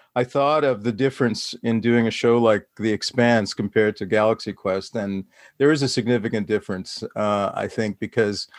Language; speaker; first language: English; native; English